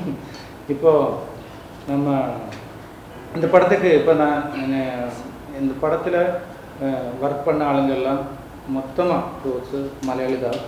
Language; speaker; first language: Tamil; non-native, learner; Malayalam